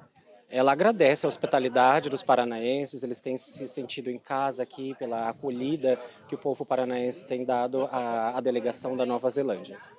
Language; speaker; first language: Portuguese; native; Portuguese